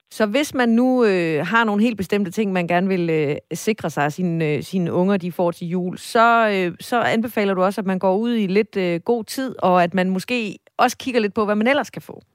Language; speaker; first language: Danish; native; Danish